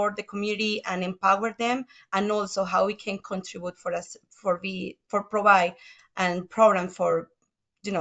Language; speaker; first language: English; non-native, fluent; Spanish